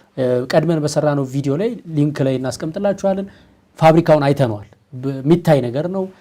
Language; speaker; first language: Amharic; native; Amharic